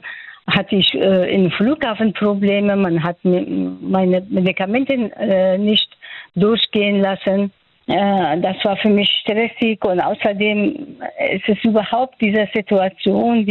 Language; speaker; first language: German; non-native, fluent; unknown